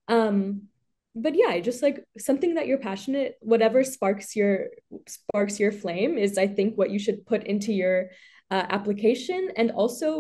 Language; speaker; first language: English; native; English